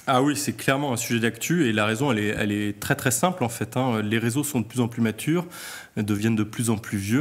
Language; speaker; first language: French; native; French